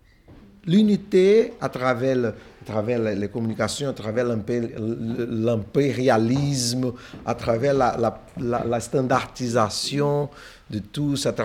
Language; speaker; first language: French; non-native, fluent; Portuguese